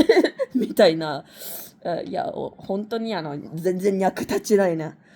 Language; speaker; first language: Japanese; non-native, learner; English